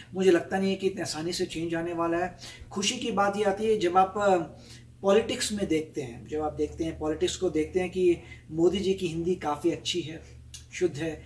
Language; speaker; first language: Hindi; native; Hindi